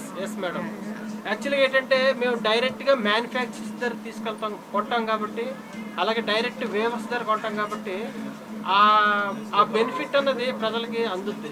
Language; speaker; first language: Telugu; native; Telugu